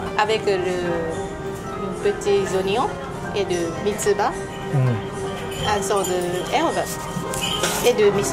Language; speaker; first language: French; non-native, learner; Japanese